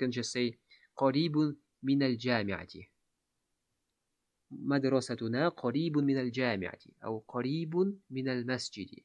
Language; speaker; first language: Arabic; non-native, fluent; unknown